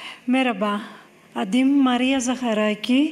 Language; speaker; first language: Turkish; non-native, fluent; Greek